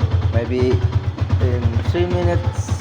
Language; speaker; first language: English; non-native, learner; Indonesian